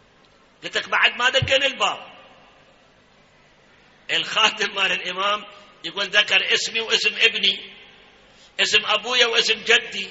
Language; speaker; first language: Arabic; native; Arabic